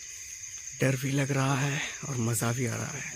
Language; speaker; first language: Hindi; non-native, local second language; Bangla